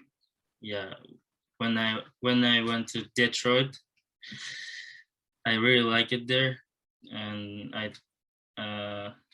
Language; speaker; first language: English; non-native, learner; Japanese